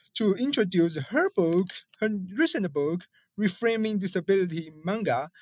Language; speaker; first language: English; non-native, fluent; Chinese